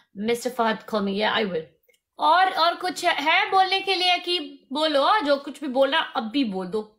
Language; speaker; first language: Hindi; non-native, learner; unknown